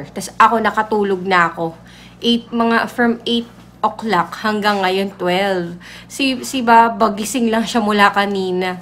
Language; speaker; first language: Filipino; native; Filipino